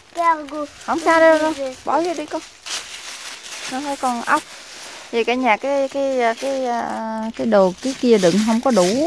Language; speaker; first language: Vietnamese; native; Vietnamese